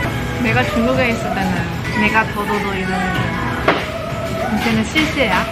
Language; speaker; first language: Korean; early bilingual, heritage; Chinese